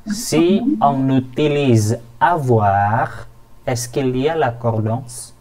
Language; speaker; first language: French; non-native, fluent; Indonesian